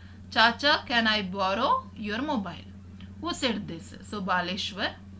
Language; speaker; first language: English; non-native, local second language; Kannada